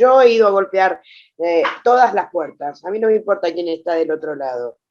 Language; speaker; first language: Spanish; native; Spanish